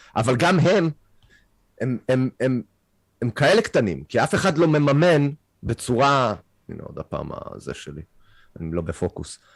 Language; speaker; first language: Hebrew; non-native, fluent; English